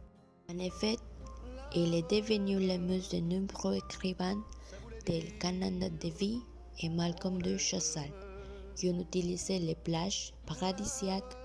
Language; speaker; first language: French; non-native, learner; Spanish